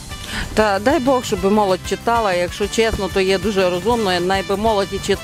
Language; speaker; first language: Ukrainian; native; Ukrainian